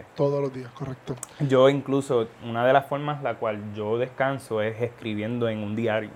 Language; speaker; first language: Spanish; early bilingual, heritage; Spanish